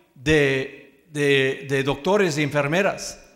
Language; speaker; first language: Spanish; early bilingual, heritage; Spanish